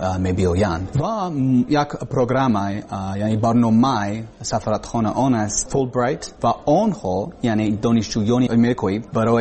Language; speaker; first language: Persian; non-native, learner; English